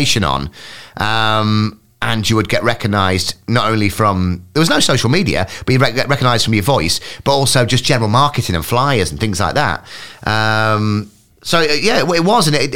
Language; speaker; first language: English; native; English